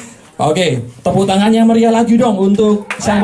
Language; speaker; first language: Indonesian; native; Indonesian